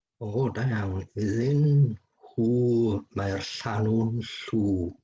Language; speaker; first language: Welsh; native; Welsh